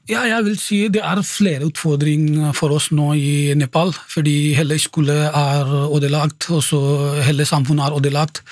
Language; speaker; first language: Norwegian; non-native, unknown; Nepali